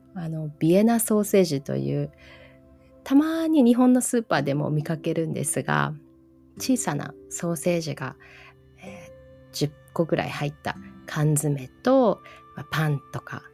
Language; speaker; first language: Japanese; early bilingual, heritage; Japanese